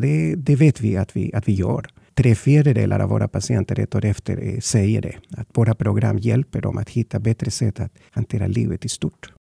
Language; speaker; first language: Swedish; non-native, fluent; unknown